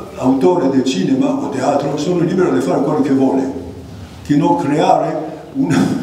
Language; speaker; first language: Italian; non-native, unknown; Greek